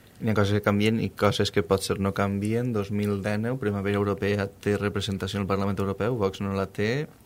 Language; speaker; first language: Catalan; native; Catalan